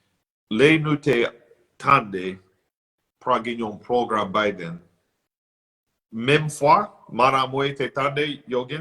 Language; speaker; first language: Haitian Creole; non-native, learner; English